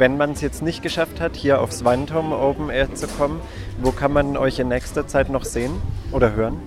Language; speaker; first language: German; native; German